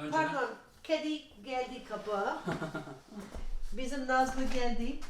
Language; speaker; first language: Turkish; non-native, learner; English